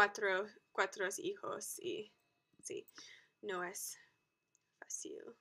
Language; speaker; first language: Spanish; non-native, learner; English